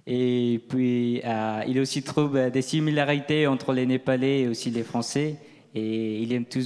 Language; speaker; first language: French; non-native, fluent; Nepali